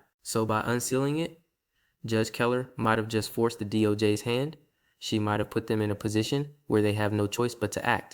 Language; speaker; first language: English; native; English